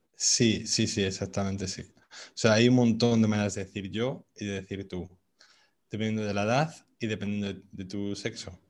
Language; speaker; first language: Spanish; native; Spanish